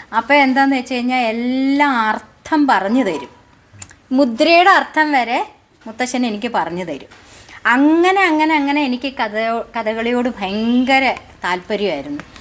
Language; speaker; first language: Malayalam; non-native, local second language; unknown